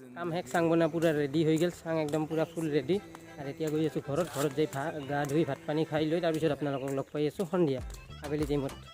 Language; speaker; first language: Assamese; native; Assamese